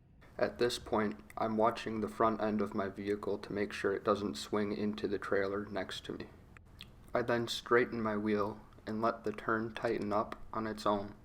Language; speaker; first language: English; native; English